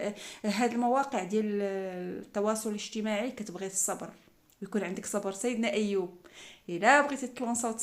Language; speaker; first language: Arabic; native; Arabic